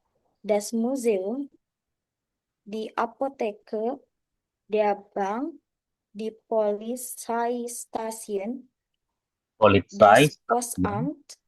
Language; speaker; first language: German; non-native, learner; Indonesian